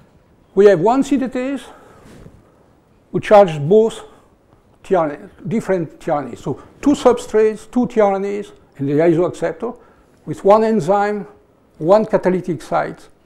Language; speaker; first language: English; non-native, fluent; French